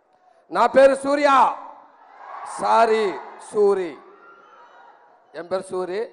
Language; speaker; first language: Telugu; non-native, learner; Tamil